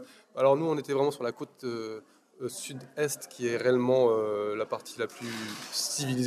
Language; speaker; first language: French; native; French